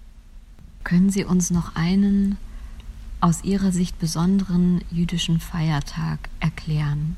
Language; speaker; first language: German; native; German